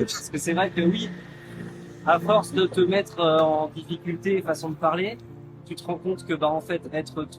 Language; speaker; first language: French; native; French